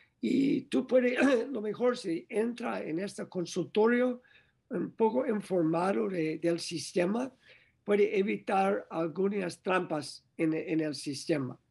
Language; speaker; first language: Spanish; non-native, learner; English